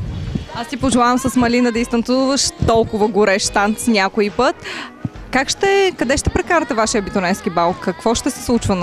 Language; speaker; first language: Bulgarian; native; Bulgarian